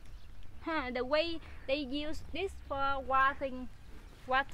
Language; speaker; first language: English; non-native, fluent; Vietnamese